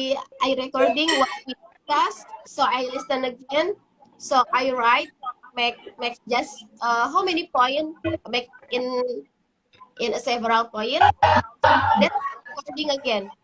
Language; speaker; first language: English; non-native, learner; Indonesian